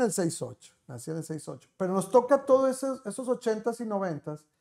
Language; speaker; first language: Spanish; native; Spanish